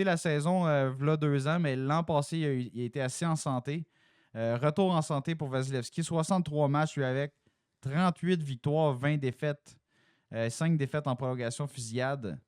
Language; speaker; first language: French; native; French